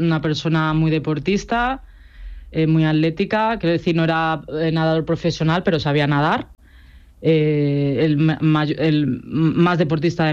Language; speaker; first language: Spanish; native; Spanish